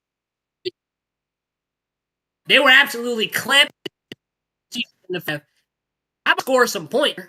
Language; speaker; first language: English; native; English